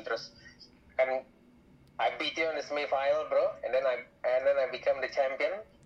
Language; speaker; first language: English; non-native, fluent; Indonesian